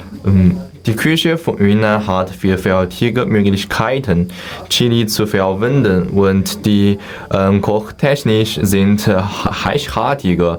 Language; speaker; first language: German; non-native, learner; Chinese